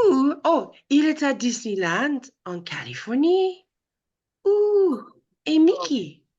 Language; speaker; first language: French; non-native, fluent; English